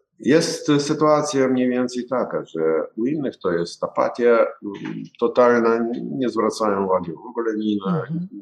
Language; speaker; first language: Polish; non-native, learner; Ukrainian